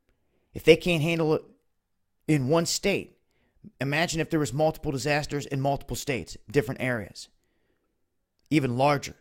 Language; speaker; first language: English; native; English